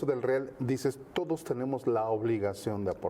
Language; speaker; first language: Spanish; native; Spanish